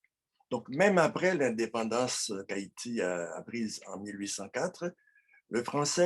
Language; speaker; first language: French; non-native, local second language; Haitian Creole